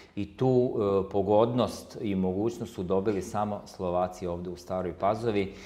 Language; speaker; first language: Croatian; non-native, local second language; Slovak